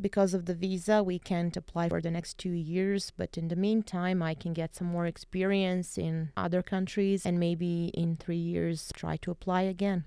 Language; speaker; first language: English; non-native, fluent; Bosnian